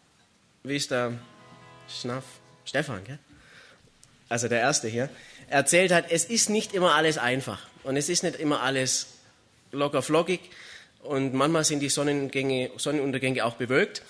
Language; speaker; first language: German; native; German